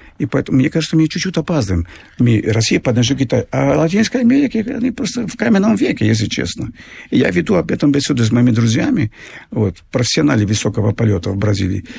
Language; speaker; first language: Russian; non-native, fluent; Portuguese